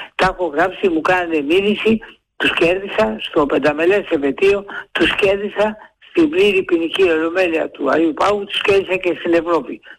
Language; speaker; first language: Greek; native; Greek